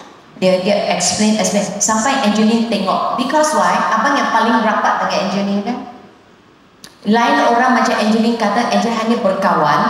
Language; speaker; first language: Indonesian; non-native, local second language; Chinese